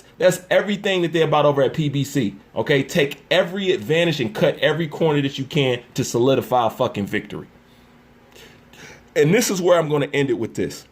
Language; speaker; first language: English; native; English